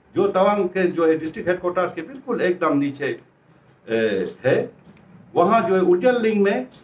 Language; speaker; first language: Hindi; native; Hindi